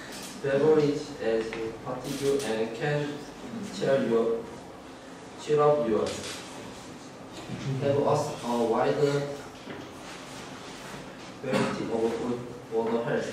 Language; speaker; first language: English; non-native, learner; Korean